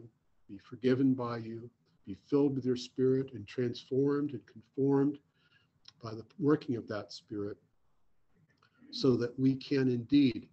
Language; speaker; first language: English; native; English